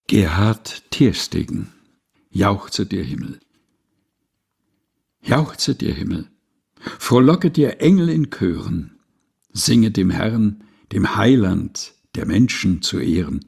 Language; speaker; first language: German; native; German